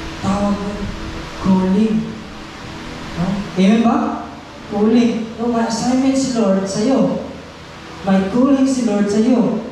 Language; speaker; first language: Filipino; non-native, local second language; Cebuano